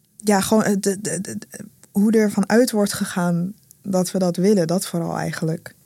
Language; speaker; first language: Dutch; native; Dutch